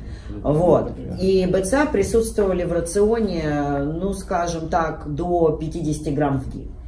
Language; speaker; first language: Russian; native; Russian